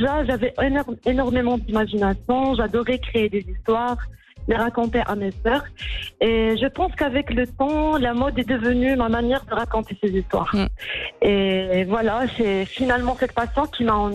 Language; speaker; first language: French; non-native, local second language; Arabic